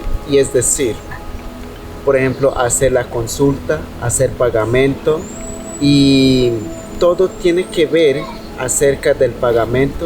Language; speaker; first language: Spanish; non-native, local second language; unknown